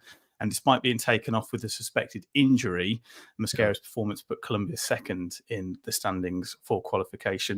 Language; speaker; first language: English; native; English